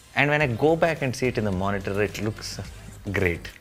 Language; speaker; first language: English; non-native, local second language; Telugu